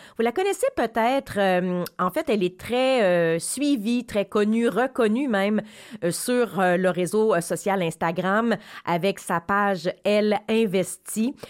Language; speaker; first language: French; native; French